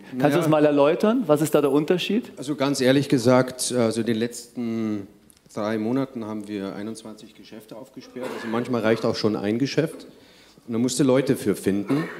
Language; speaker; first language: German; native; German